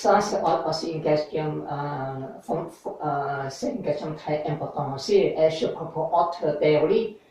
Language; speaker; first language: French; non-native, learner; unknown